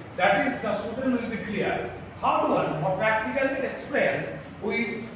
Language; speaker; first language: English; non-native, local second language; Bangla